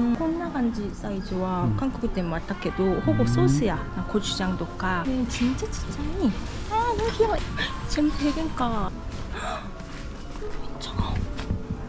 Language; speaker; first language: Japanese; non-native, learner; Korean